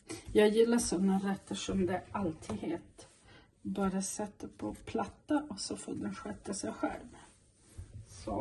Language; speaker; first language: Swedish; non-native, fluent; Portuguese